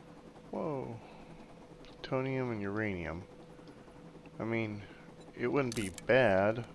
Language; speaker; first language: English; native; English